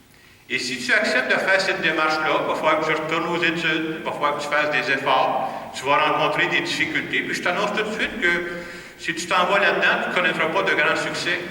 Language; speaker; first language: French; native; French